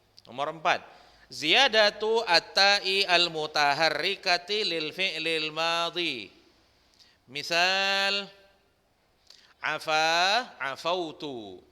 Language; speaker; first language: Arabic; non-native, fluent; Indonesian